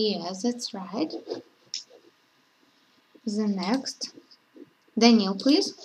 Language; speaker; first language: English; non-native, learner; Russian